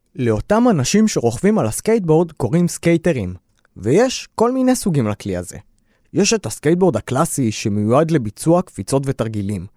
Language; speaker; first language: Hebrew; native; Hebrew